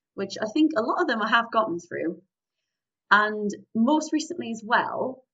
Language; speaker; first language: English; native; English